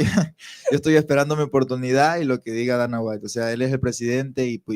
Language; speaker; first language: Spanish; native; Spanish